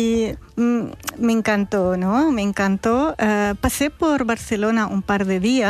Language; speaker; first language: Spanish; non-native, fluent; Arabic